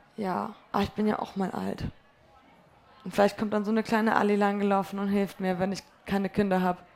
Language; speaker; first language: German; early bilingual, other home language; Polish